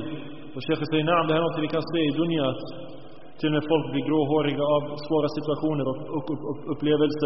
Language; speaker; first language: Swedish; early bilingual, other home language; Arabic